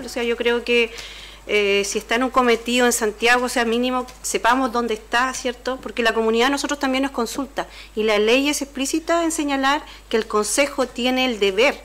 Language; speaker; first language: Spanish; native; Spanish